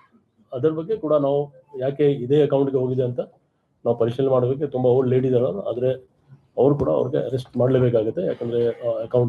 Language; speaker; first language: Kannada; non-native, fluent; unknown